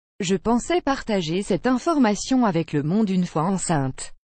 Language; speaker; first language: French; native; French